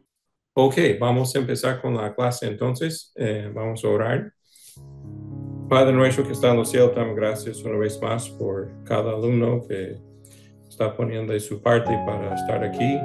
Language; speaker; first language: Spanish; non-native, fluent; English